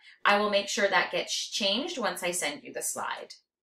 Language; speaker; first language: English; native; English